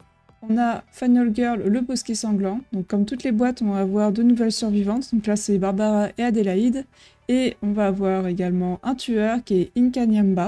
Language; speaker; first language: French; native; French